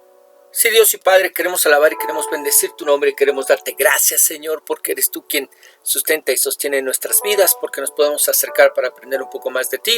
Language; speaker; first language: Spanish; native; Spanish